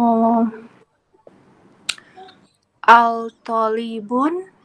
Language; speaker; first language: Arabic; non-native, learner; Indonesian